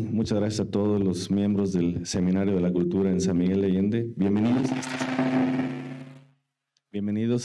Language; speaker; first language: Spanish; native; Spanish